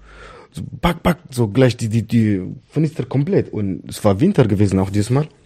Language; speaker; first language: German; non-native, fluent; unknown